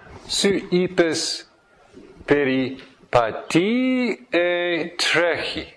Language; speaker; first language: Greek; non-native, fluent; English